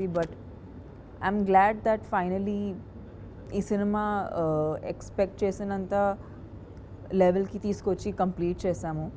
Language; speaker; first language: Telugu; non-native, fluent; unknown